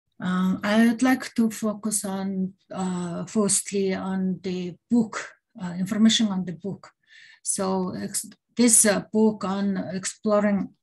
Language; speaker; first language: English; non-native, learner; Mongolian